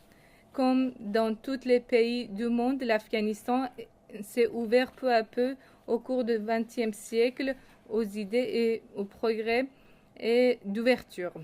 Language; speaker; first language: French; non-native, fluent; Persian